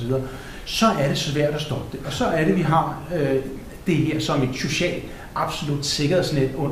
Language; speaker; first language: Danish; native; Danish